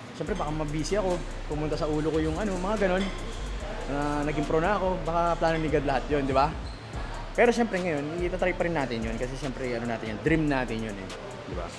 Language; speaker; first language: Filipino; native; Filipino